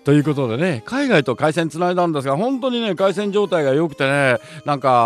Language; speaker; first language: Japanese; native; Japanese